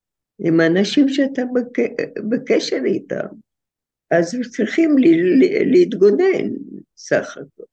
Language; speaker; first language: Hebrew; non-native, fluent; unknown